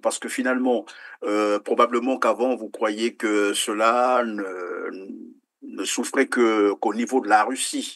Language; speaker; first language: French; native; French